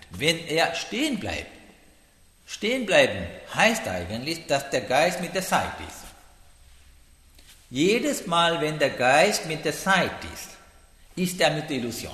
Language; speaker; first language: German; non-native, learner; Sinhala